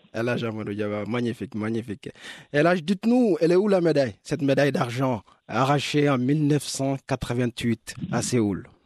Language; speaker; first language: French; non-native, local second language; Wolof